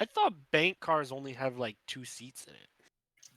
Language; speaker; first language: English; native; English